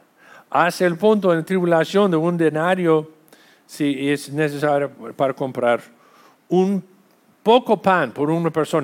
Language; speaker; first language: Spanish; non-native, fluent; English